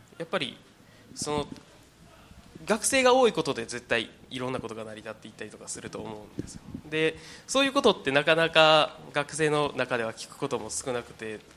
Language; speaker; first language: Japanese; native; Japanese